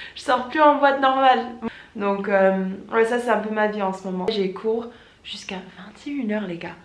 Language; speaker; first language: French; non-native, fluent; English